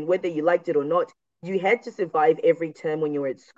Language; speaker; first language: English; non-native, local second language; Shona